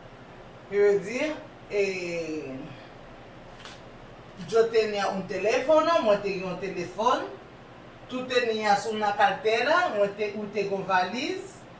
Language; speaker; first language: Spanish; non-native, learner; Haitian Creole